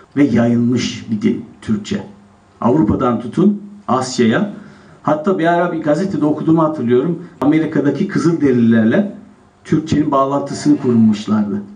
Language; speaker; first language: Turkish; native; Turkish